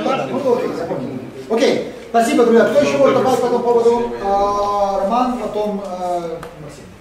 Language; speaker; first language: Russian; native; Russian